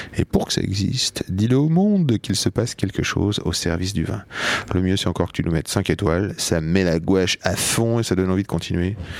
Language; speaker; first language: French; native; French